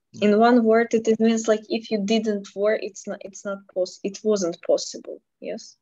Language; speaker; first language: English; non-native, fluent; Ukrainian